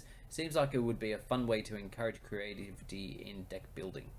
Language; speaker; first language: English; native; English